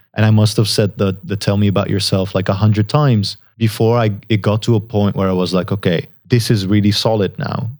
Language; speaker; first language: English; non-native, fluent; Dutch